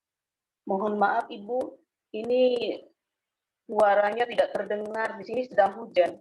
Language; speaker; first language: Indonesian; native; Indonesian